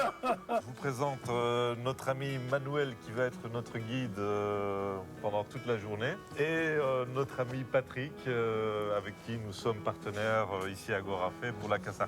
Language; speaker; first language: French; native; French